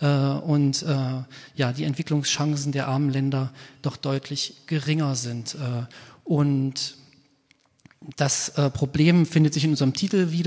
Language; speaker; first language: German; native; German